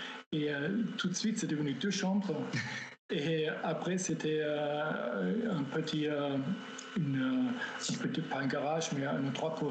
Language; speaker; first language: French; non-native, fluent; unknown